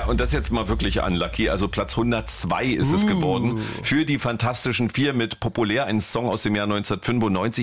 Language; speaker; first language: German; native; German